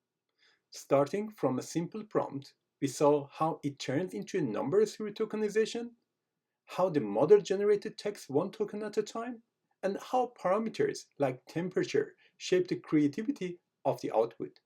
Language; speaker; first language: English; non-native, fluent; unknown